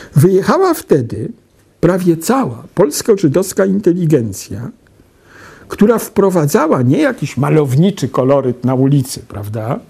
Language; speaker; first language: Polish; native; Polish